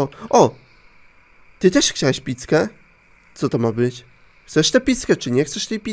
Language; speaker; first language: Polish; native; Polish